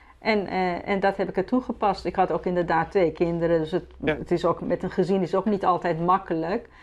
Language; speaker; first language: Dutch; non-native, fluent; Persian